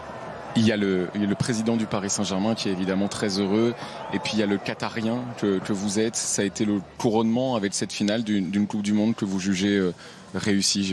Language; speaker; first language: French; native; French